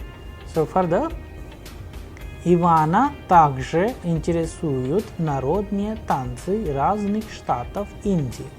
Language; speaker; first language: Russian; non-native, fluent; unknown